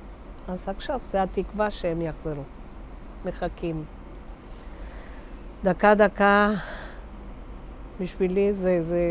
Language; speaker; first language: Hebrew; non-native, fluent; Spanish